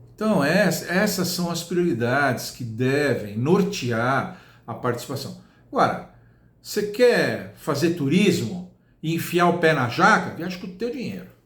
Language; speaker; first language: Portuguese; native; Portuguese